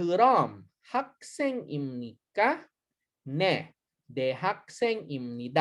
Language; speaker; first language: Korean; non-native, learner; Hiligaynon